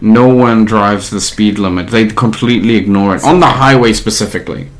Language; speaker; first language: English; native; English